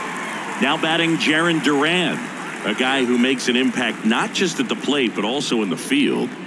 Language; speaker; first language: English; native; English